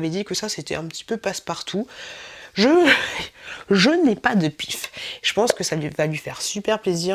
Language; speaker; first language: French; native; French